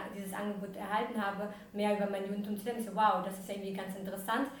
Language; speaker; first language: German; early bilingual, other home language; Russian